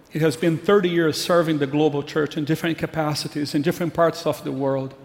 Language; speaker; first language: English; non-native, fluent; Portuguese